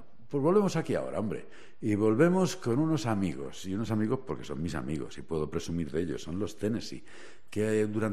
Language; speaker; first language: Spanish; native; Spanish